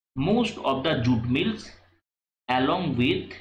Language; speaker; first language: English; non-native, local second language; Bangla